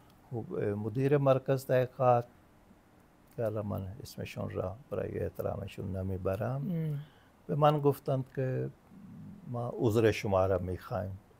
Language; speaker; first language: Persian; non-native, fluent; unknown